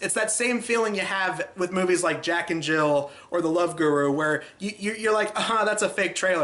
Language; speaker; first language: English; native; English